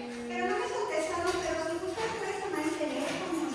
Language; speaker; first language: Spanish; native; Spanish